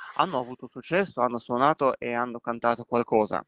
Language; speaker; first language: Italian; non-native, fluent; Kazakh